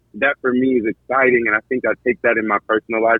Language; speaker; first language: English; native; English